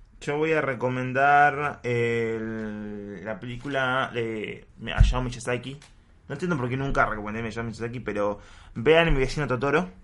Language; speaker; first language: Spanish; native; Spanish